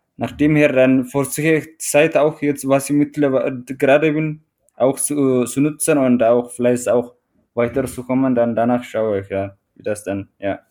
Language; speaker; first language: German; non-native, learner; Tigrinya